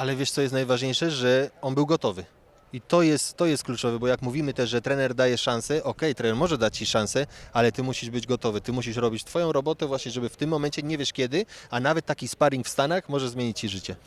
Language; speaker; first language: Polish; native; Polish